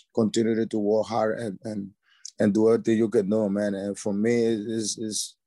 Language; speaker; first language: English; non-native, learner; Spanish